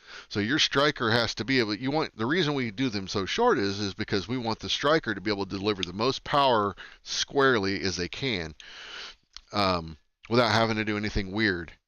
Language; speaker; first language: English; native; English